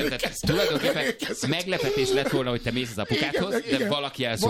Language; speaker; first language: Hungarian; native; Hungarian